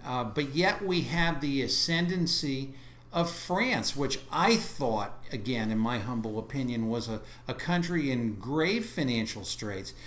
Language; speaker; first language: English; native; English